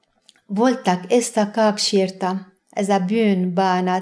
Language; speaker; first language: Hungarian; non-native, fluent; Arabic